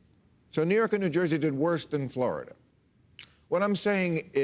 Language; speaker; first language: English; native; English